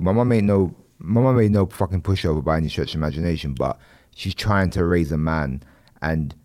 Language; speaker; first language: English; native; English